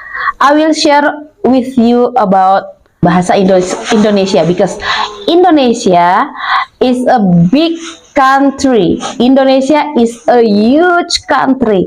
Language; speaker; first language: English; non-native, learner; Indonesian